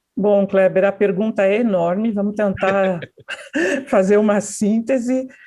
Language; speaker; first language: Portuguese; native; Portuguese